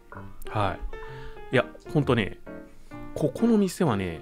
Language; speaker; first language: Japanese; native; Japanese